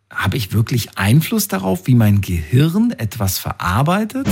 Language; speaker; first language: German; native; German